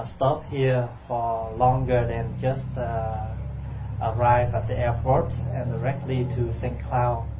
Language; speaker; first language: English; non-native, fluent; Vietnamese